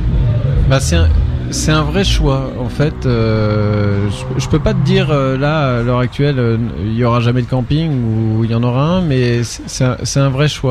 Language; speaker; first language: French; native; French